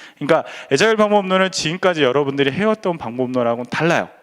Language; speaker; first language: Korean; native; Korean